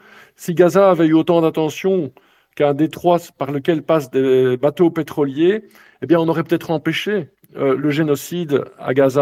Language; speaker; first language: French; native; French